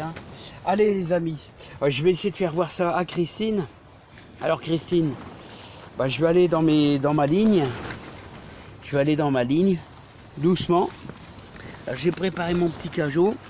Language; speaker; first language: French; native; French